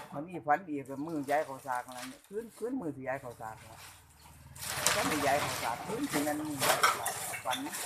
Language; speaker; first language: Thai; native; Thai